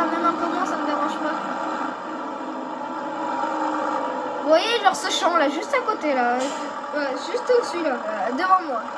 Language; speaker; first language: French; native; French